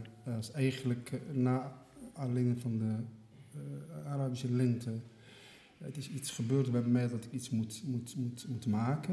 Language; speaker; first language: Dutch; non-native, fluent; Arabic